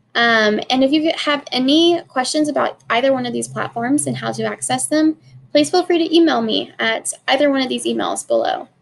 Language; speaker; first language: English; native; English